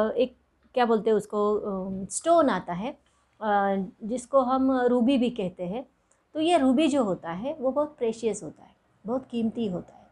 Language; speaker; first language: Hindi; non-native, local second language; Marathi